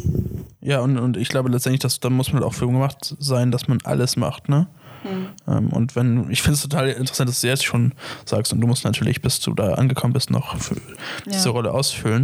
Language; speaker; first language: German; native; German